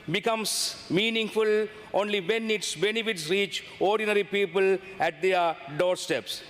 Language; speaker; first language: English; non-native, local second language; Tamil